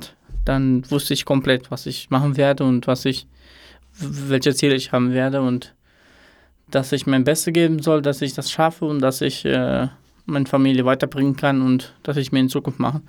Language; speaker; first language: German; non-native, fluent; Romanian